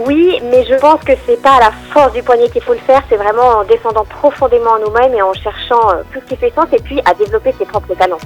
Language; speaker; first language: French; native; French